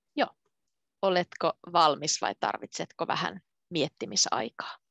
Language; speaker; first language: Finnish; native; Finnish